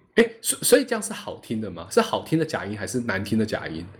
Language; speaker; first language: Chinese; non-native, local second language; Hakka Chinese